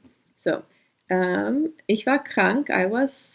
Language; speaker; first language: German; non-native, fluent; English